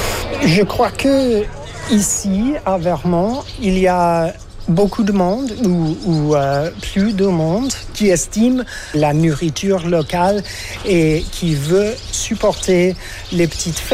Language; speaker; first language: French; non-native, learner; English